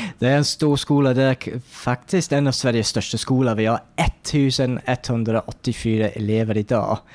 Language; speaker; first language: Swedish; non-native, fluent; English